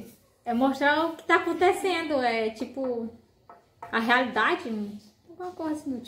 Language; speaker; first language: Portuguese; native; Portuguese